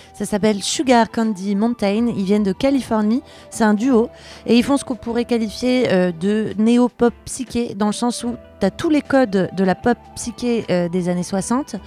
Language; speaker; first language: French; native; French